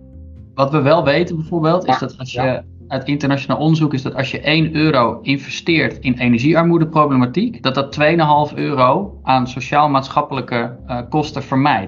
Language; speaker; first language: Dutch; native; Dutch